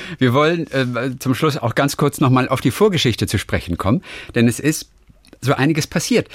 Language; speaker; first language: German; native; German